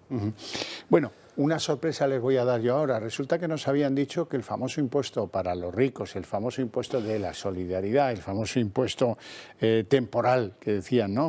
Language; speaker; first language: Spanish; native; Spanish